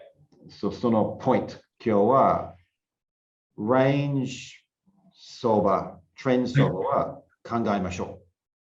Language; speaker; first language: Japanese; non-native, learner; English